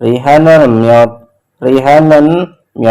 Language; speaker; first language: Korean; non-native, fluent; Indonesian